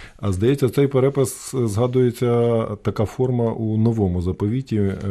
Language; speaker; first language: Ukrainian; native; Ukrainian